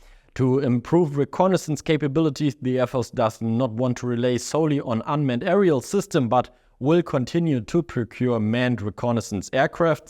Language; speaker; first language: English; non-native, fluent; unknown